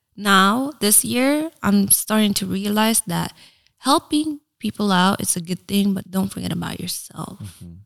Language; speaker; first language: English; early bilingual, other home language; Filipino